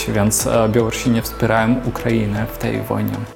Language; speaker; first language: Polish; non-native, fluent; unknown